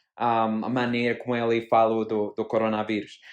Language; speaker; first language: Portuguese; non-native, fluent; Spanish